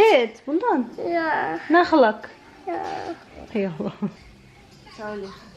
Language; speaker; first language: Dutch; early bilingual, other home language; Turkish